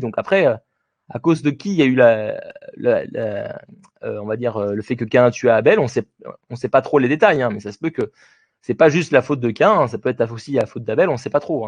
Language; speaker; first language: French; native; French